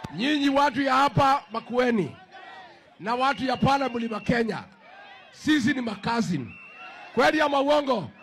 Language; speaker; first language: Swahili; non-native, local second language; Kikuyu